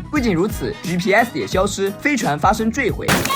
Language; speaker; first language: Chinese; native; Chinese